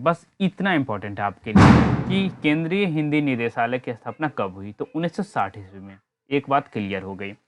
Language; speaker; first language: Hindi; native; Hindi